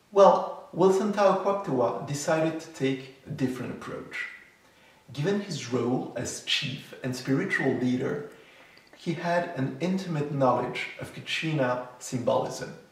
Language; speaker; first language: English; non-native, fluent; French